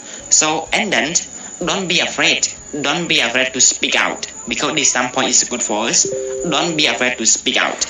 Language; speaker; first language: English; non-native, learner; Khmer